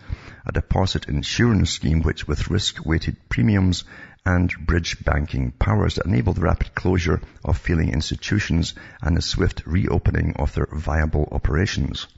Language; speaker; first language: English; native; English